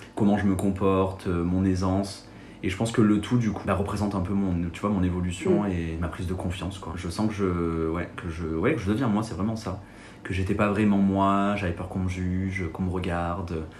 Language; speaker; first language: French; native; French